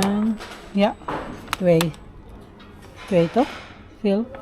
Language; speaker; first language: Dutch; non-native, learner; Iloko